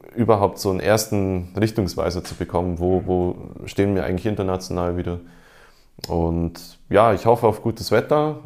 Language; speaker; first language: German; native; German